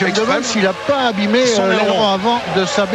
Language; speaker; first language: French; native; French